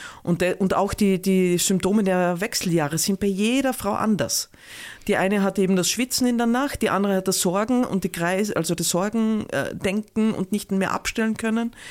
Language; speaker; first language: German; native; German